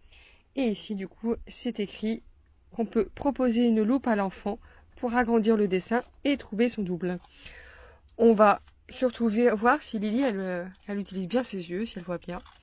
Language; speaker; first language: French; native; French